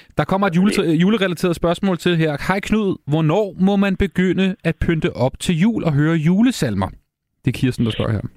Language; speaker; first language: Danish; native; Danish